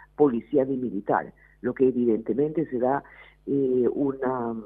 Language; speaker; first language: Spanish; native; Spanish